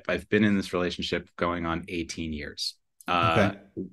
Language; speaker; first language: English; native; English